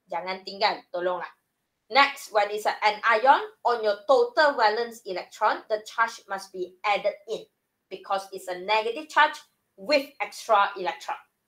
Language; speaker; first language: English; non-native, local second language; Malay